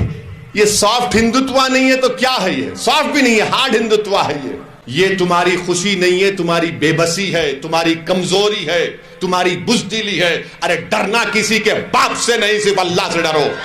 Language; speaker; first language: Urdu; native; Urdu